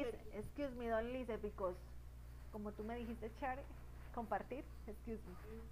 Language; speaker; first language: English; non-native, learner; Spanish